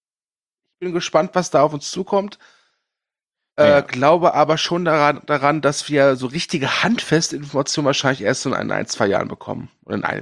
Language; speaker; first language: German; native; German